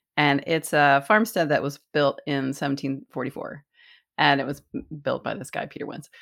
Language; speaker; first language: English; native; English